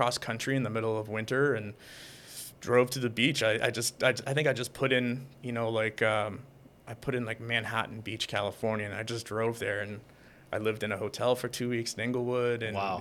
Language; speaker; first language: English; native; English